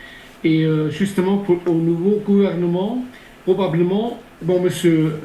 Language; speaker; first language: French; non-native, fluent; German